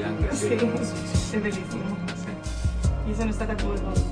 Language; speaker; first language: Italian; non-native, learner; Spanish